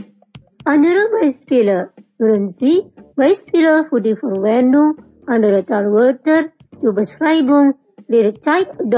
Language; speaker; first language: German; non-native, fluent; Indonesian